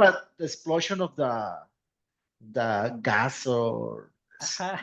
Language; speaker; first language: English; non-native, learner; Spanish